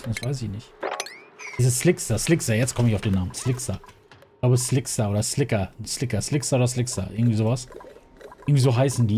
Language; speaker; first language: German; native; German